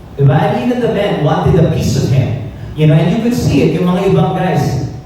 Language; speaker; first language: English; native; English